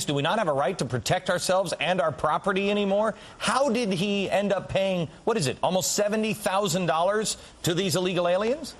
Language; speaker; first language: English; native; English